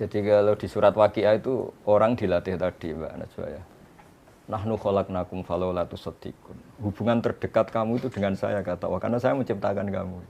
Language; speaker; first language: Indonesian; native; Indonesian